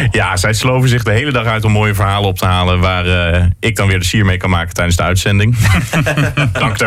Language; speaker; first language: Dutch; native; Dutch